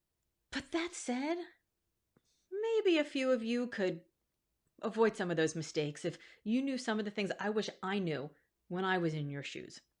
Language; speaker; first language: English; native; English